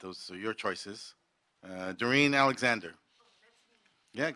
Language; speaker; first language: English; native; English